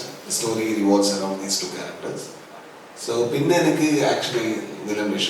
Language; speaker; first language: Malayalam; non-native, learner; Kannada